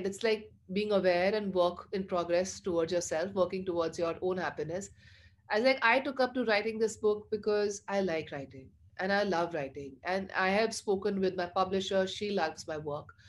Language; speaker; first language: English; non-native, local second language; Punjabi